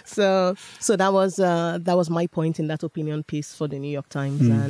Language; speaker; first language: English; non-native, local second language; Yoruba